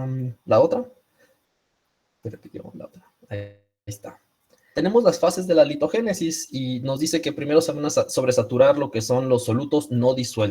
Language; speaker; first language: Spanish; native; Spanish